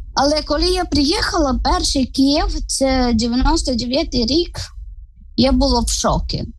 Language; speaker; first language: Ukrainian; non-native, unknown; Malayalam